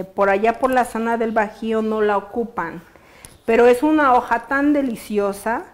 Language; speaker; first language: Spanish; native; Spanish